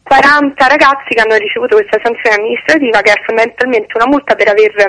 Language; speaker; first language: Italian; native; Italian